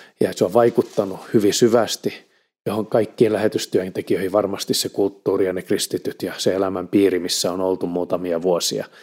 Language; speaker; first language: Finnish; native; Finnish